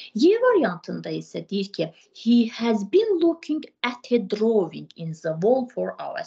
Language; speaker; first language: English; non-native, fluent; Azerbaijani